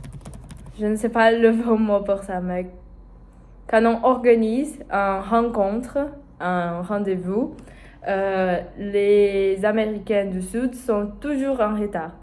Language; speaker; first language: French; non-native, learner; Portuguese